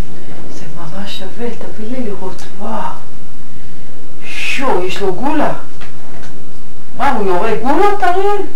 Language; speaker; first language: Hebrew; native; Hebrew